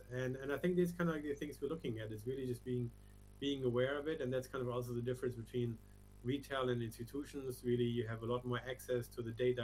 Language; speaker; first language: English; non-native, fluent; German